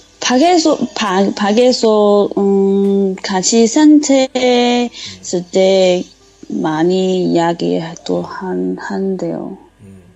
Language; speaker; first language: Korean; non-native, learner; Chinese